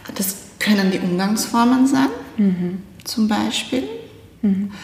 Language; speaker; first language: German; native; German